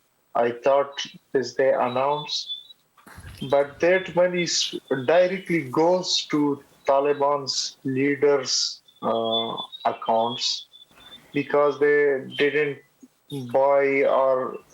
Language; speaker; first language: English; non-native, learner; Pashto